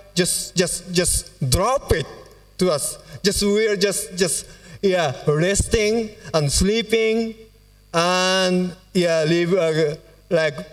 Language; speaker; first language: English; non-native, fluent; Japanese